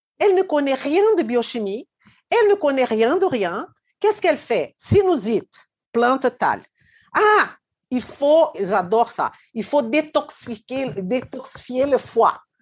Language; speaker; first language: French; non-native, fluent; Portuguese